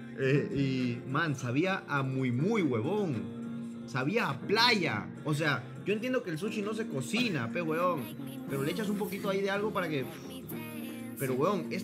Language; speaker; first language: Spanish; native; Spanish